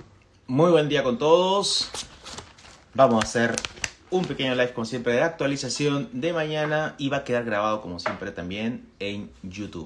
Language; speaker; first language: Spanish; native; Spanish